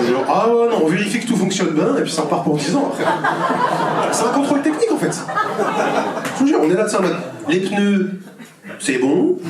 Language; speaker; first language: French; native; French